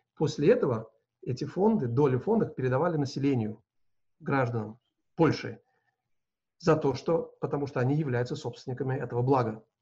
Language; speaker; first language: Russian; non-native, local second language; Uzbek